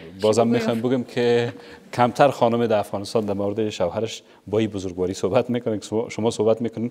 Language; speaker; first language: Persian; native; Persian